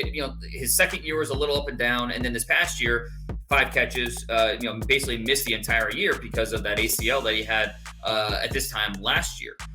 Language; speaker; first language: English; native; English